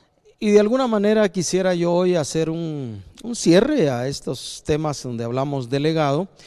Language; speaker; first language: Spanish; native; Spanish